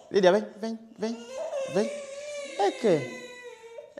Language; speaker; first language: Vietnamese; non-native, learner; Portuguese